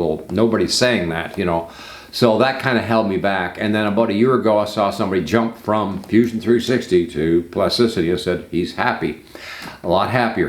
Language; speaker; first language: English; native; English